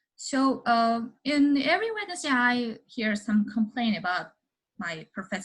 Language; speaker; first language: English; non-native, learner; Mongolian